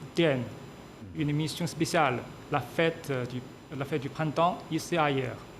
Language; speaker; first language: French; non-native, fluent; Chinese